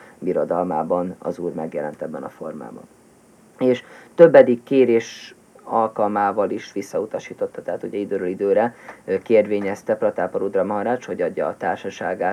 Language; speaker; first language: Hungarian; native; Hungarian